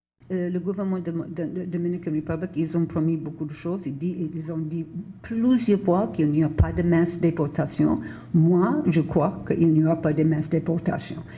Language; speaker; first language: French; non-native, fluent; English